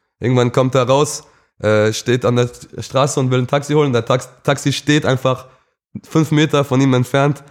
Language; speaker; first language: German; early bilingual, other home language; English